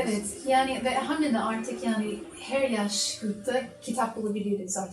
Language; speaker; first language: Turkish; non-native, learner; English